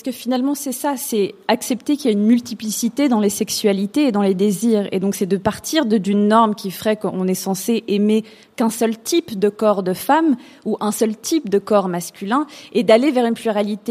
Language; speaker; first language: French; native; French